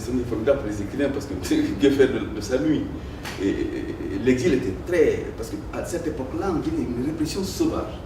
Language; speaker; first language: French; non-native, local second language; Fula